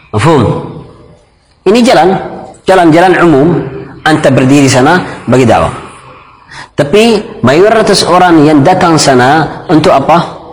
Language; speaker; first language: Malay; non-native, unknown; Arabic